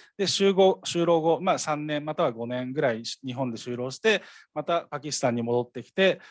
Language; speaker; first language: Japanese; native; Japanese